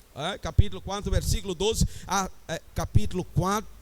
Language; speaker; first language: Spanish; non-native, learner; Portuguese